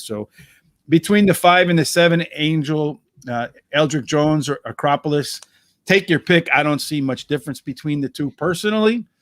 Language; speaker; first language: English; native; English